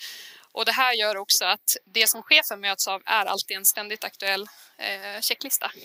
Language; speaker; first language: Swedish; native; Swedish